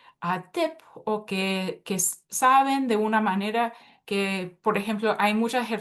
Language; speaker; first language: Spanish; early bilingual, heritage; Spanish